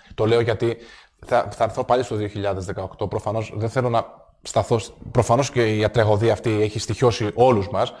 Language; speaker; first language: Greek; native; Greek